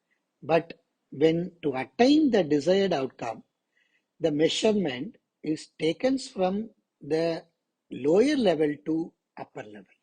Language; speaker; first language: English; non-native, local second language; Tamil